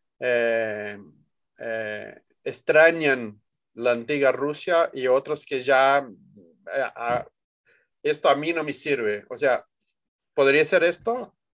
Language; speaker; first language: Spanish; non-native, fluent; Portuguese